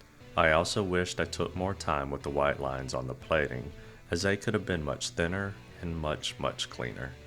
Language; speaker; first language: English; native; English